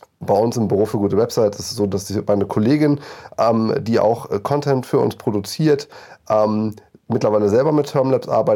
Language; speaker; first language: German; native; German